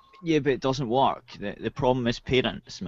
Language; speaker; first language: English; native; English